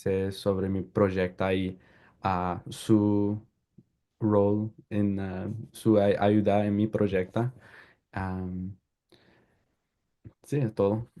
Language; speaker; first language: Spanish; non-native, learner; English